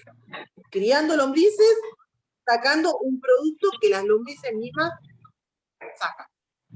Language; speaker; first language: Spanish; native; Spanish